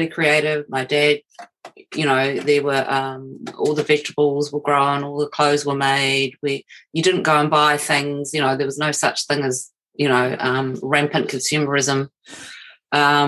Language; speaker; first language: English; native; English